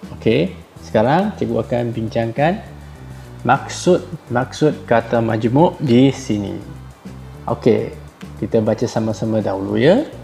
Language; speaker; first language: Malay; non-native, local second language; Chinese